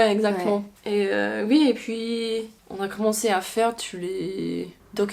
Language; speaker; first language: French; non-native, fluent; English